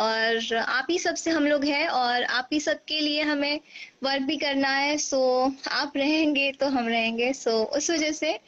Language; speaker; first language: Hindi; native; Hindi